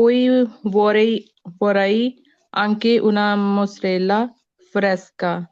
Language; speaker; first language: Italian; non-native, learner; Punjabi